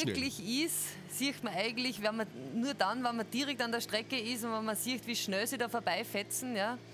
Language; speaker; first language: German; native; German